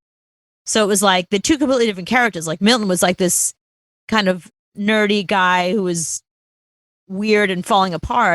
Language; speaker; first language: English; native; English